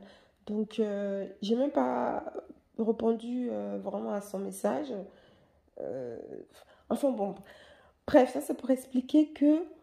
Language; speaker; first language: French; native; French